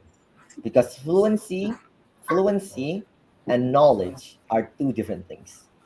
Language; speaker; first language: English; non-native, fluent; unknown